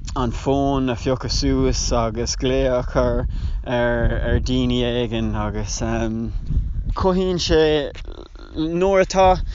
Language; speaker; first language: Irish; non-native, local second language; English